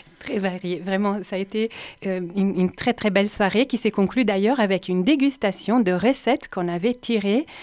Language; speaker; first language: French; non-native, fluent; Italian